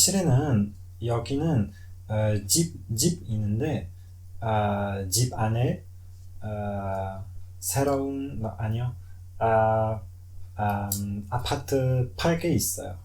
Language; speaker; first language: Korean; non-native, learner; French